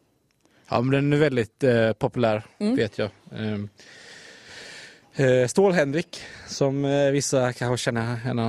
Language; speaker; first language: Swedish; native; Swedish